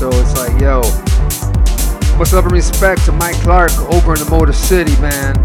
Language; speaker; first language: English; early bilingual, other home language; Spanish